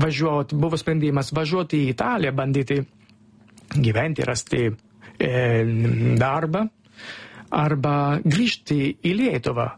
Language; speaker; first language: Lithuanian; non-native, learner; Italian